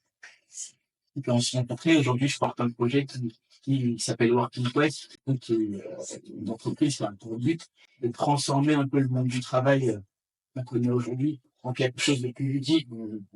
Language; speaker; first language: French; native; French